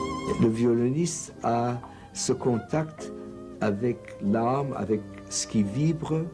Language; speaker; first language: French; non-native, fluent; English